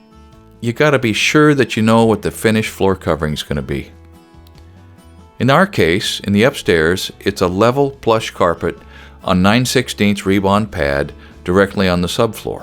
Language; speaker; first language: English; native; English